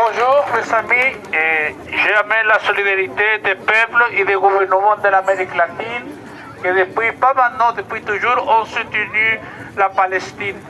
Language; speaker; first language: French; non-native, fluent; Spanish